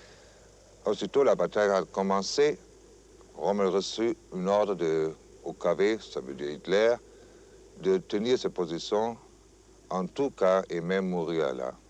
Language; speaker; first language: French; non-native, fluent; German